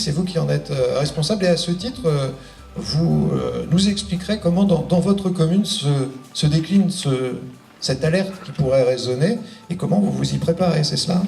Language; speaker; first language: French; native; French